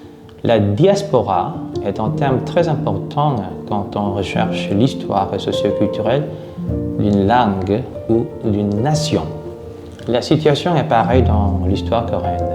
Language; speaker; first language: French; non-native, fluent; Korean